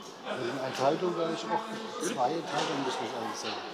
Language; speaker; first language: German; native; German